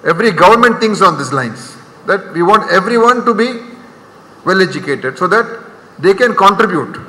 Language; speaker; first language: English; non-native, local second language; Kannada